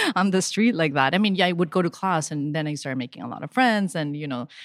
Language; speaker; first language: English; early bilingual, other home language; Spanish